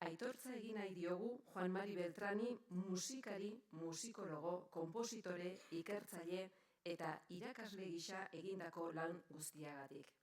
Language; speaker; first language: Basque; native; Basque